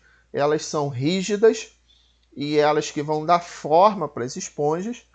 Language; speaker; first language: Portuguese; native; Portuguese